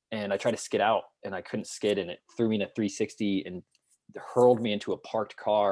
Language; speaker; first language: English; native; English